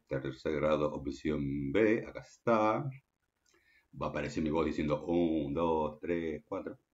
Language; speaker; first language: Spanish; native; Spanish